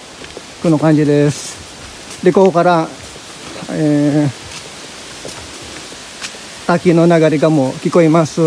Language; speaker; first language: Japanese; non-native, fluent; Filipino